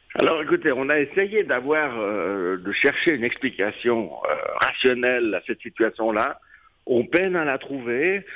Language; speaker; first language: French; native; French